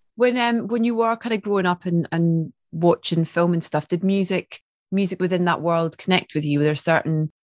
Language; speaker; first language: English; native; English